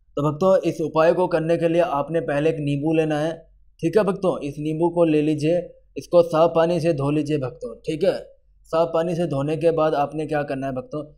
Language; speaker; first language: Hindi; native; Hindi